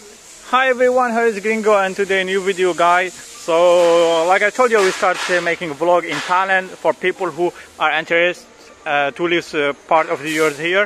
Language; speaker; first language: English; non-native, learner; French